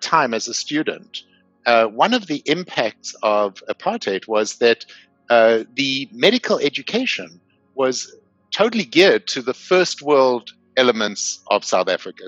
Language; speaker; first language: English; native; English